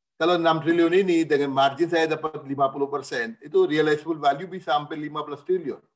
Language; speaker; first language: Indonesian; non-native, fluent; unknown